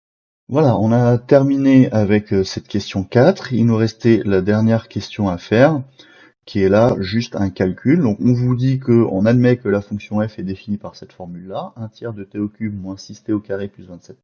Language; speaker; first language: French; native; French